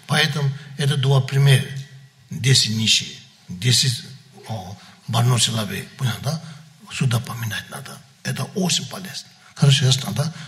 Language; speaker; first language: Russian; non-native, learner; Tibetan